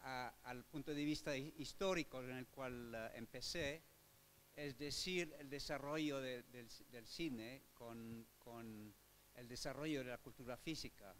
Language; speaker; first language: Spanish; non-native, fluent; French